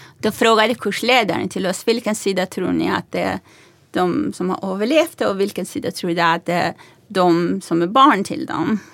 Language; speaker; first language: Swedish; non-native, fluent; Persian